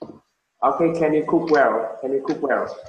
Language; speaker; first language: English; non-native, fluent; Vietnamese